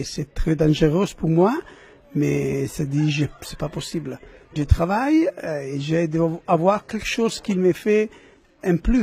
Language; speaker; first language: French; non-native, learner; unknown